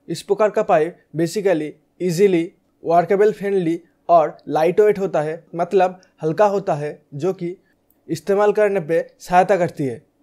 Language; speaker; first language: Hindi; native; Hindi